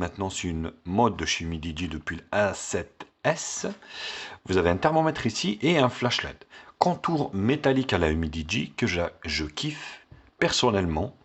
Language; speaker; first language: French; native; French